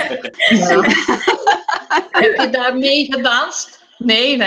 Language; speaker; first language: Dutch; early bilingual, heritage; Dutch